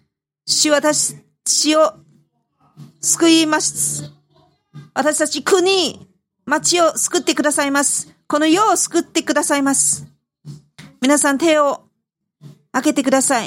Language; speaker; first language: Japanese; non-native, fluent; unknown